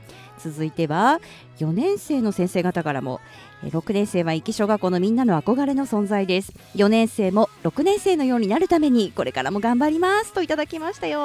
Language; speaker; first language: Japanese; native; Japanese